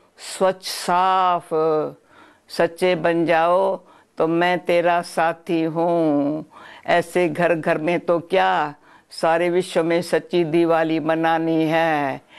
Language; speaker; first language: Urdu; non-native, local second language; Sindhi